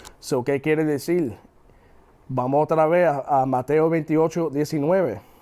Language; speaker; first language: Spanish; early bilingual, heritage; English